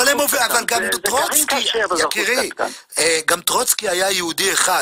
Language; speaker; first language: Hebrew; native; Hebrew